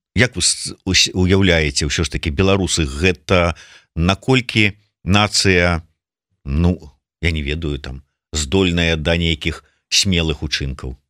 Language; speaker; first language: Belarusian; native; Belarusian